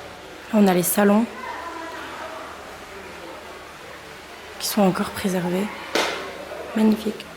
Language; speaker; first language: French; native; French